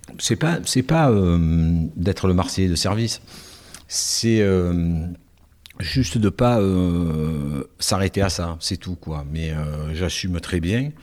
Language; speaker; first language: French; native; French